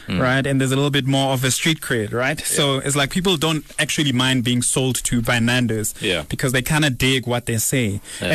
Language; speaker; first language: English; non-native, local second language; Zulu